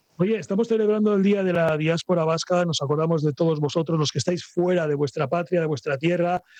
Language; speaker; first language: Spanish; native; Spanish